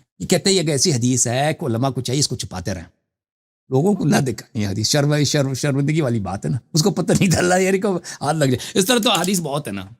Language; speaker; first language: Urdu; non-native, fluent; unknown